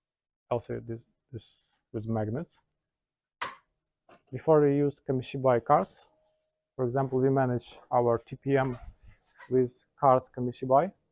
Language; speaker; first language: English; non-native, learner; Ukrainian